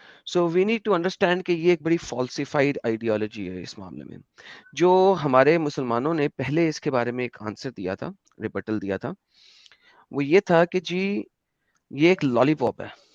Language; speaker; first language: Hindi; native; Hindi